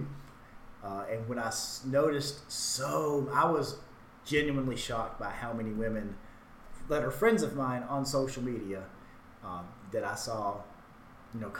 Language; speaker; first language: English; native; English